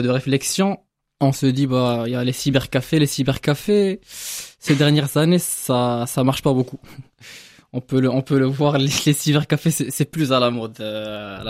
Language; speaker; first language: French; non-native, local second language; Arabic